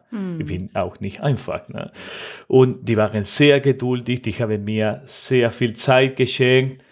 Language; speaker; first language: German; non-native, fluent; Spanish